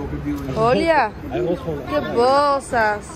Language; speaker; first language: Portuguese; non-native, learner; Dutch